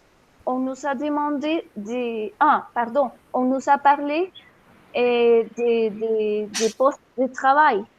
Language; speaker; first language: French; non-native, fluent; Spanish